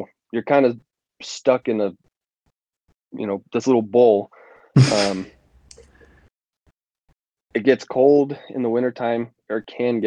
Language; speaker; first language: English; native; English